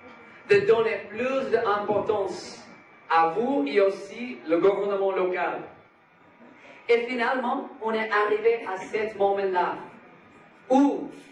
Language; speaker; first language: French; non-native, fluent; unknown